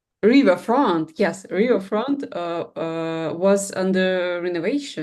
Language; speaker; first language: English; non-native, learner; Russian